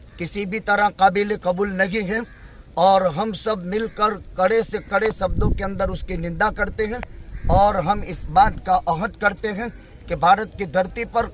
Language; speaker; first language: Hindi; non-native, local second language; Gujarati